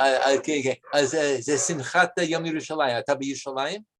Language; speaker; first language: Hebrew; non-native, fluent; English